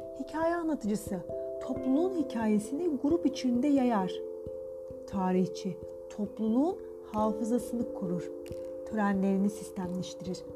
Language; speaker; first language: Turkish; native; Turkish